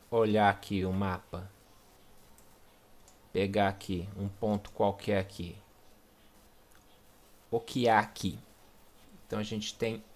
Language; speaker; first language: Portuguese; native; Portuguese